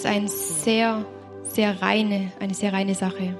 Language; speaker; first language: German; native; German